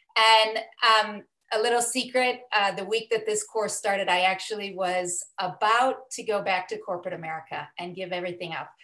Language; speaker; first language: English; native; English